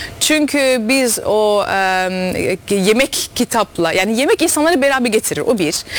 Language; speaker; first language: Turkish; early bilingual, heritage; Dutch